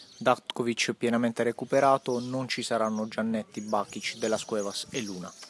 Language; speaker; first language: Italian; native; Italian